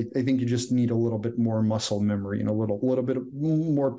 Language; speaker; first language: English; non-native, fluent; Croatian